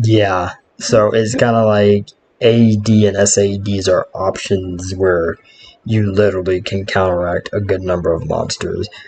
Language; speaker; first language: English; native; English